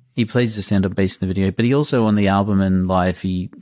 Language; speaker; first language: English; native; English